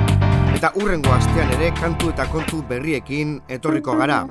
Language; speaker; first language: Basque; native; Basque